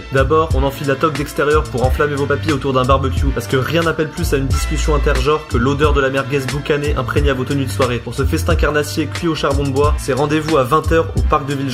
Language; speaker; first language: French; native; French